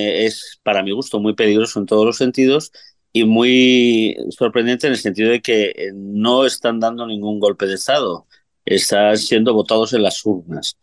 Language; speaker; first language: Spanish; native; Spanish